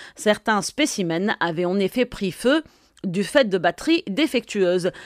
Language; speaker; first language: French; non-native, local second language; Arabic